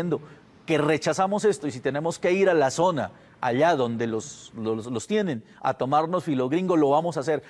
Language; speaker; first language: Spanish; native; Spanish